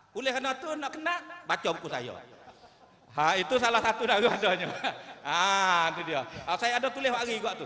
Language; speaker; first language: Malay; native; Malay